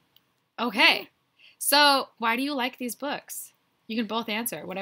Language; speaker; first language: English; native; English